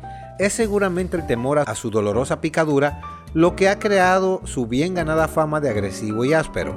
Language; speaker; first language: Spanish; native; Spanish